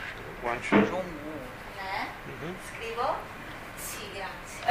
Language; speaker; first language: Italian; non-native, learner; Chinese